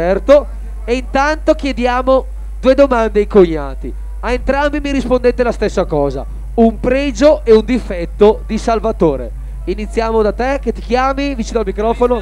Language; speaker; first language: Italian; native; Italian